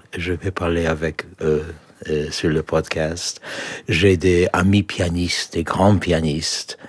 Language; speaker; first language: French; non-native, learner; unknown